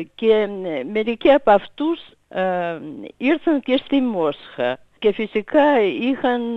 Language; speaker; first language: Greek; non-native, fluent; Russian